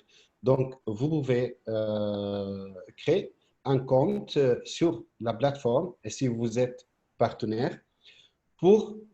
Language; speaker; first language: French; non-native, fluent; Arabic